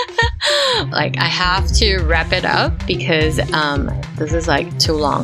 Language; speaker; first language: English; non-native, fluent; Chinese